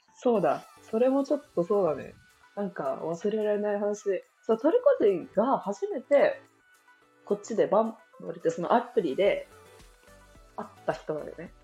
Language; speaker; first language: Japanese; native; Japanese